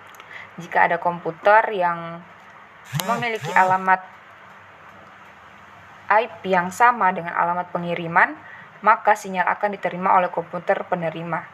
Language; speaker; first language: Indonesian; native; Indonesian